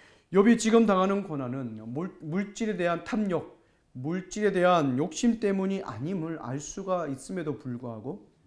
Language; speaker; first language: Korean; native; Korean